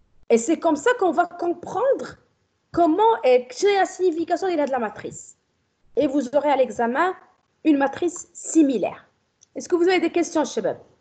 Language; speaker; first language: French; non-native, local second language; Arabic